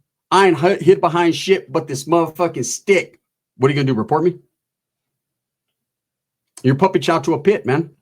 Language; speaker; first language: English; native; English